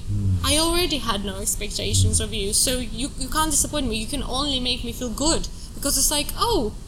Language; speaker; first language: English; non-native, fluent; Russian